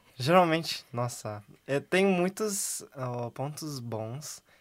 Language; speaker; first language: Portuguese; non-native, learner; Korean